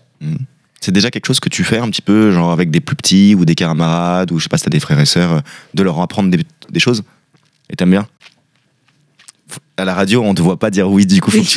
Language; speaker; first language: French; native; French